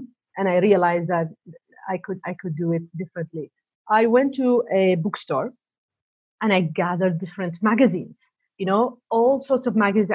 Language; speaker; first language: English; native; English